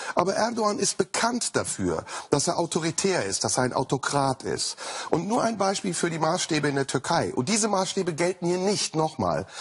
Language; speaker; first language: German; early bilingual, other home language; Turkish